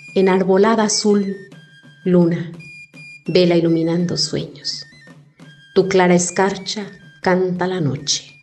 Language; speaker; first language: Spanish; non-native, local second language; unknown